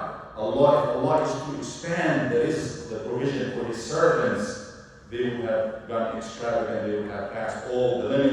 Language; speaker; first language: English; non-native, fluent; Arabic